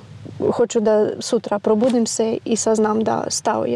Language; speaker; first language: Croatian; non-native, fluent; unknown